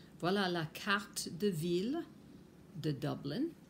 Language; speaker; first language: French; non-native, fluent; English